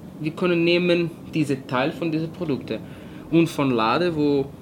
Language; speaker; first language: German; non-native, fluent; Portuguese